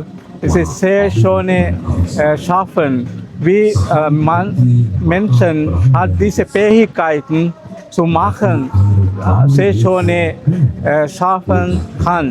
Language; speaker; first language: German; non-native, learner; Sinhala